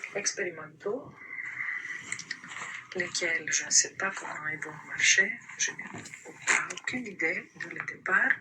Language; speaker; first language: French; non-native, fluent; Greek